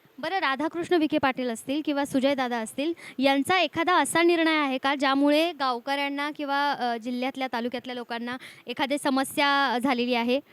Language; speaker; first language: Marathi; native; Marathi